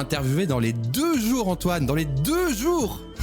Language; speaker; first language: French; native; French